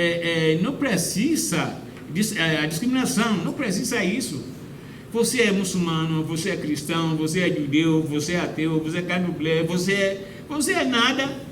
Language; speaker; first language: Portuguese; non-native, fluent; Yoruba